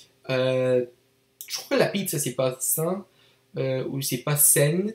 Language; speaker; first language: French; non-native, learner; English